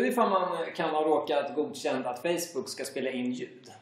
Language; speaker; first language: Swedish; native; Swedish